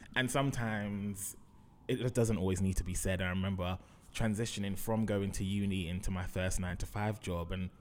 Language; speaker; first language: English; native; English